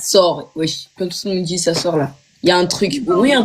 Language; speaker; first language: French; native; French